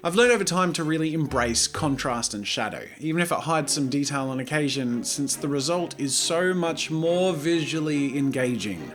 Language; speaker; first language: English; native; English